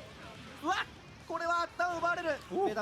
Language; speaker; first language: Japanese; native; Japanese